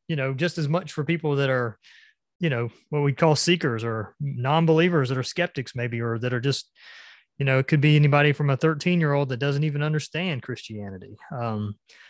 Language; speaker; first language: English; native; English